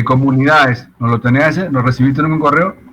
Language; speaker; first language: Spanish; native; Spanish